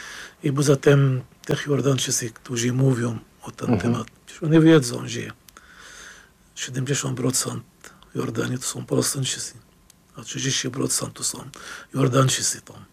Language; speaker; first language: Polish; non-native, fluent; Arabic